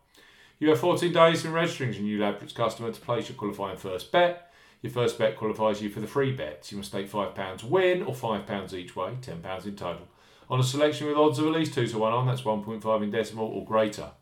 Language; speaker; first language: English; native; English